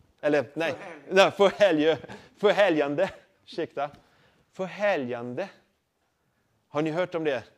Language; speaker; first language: Swedish; non-native, fluent; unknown